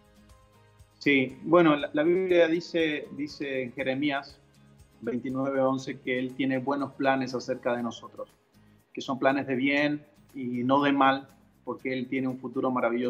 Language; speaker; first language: Spanish; native; Spanish